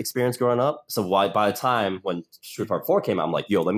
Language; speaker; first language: English; native; English